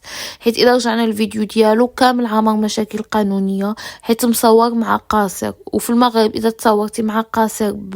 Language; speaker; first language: Arabic; native; Arabic